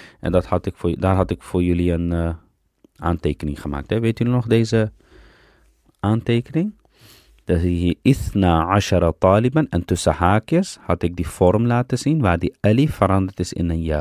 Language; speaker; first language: Dutch; early bilingual, other home language; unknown